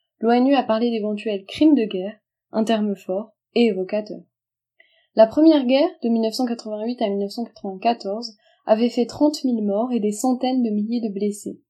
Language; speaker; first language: French; native; French